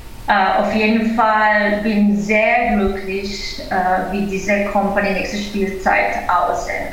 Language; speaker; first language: German; non-native, fluent; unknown